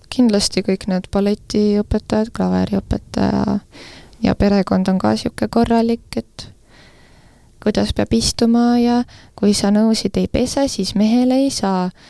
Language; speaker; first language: Estonian; non-native, local second language; Russian